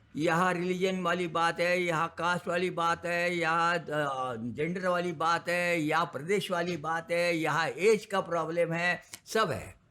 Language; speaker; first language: Hindi; non-native, local second language; Marathi